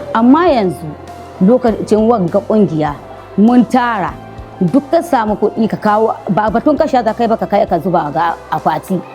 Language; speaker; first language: Hausa; native; Hausa